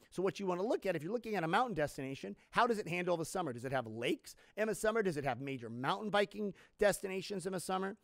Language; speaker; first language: English; native; English